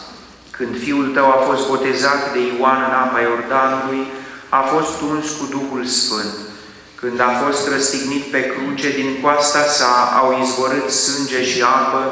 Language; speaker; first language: Romanian; native; Romanian